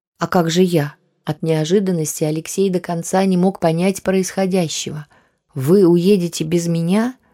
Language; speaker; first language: Russian; native; Russian